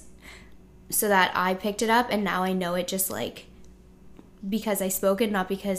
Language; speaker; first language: English; native; English